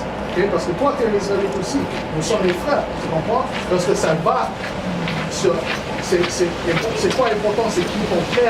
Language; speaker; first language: French; non-native, learner; English